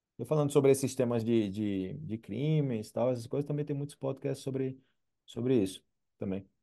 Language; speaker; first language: Portuguese; native; Portuguese